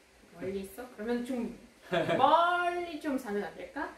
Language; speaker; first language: Korean; non-native, learner; Russian